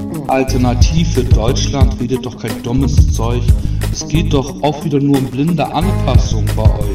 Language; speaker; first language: German; native; German